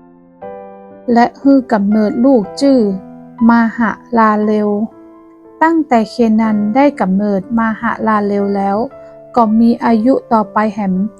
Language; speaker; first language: Thai; non-native, local second language; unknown